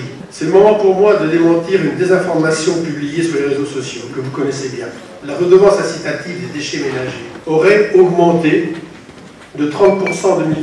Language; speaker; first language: French; native; French